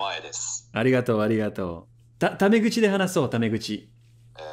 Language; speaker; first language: Japanese; non-native, fluent; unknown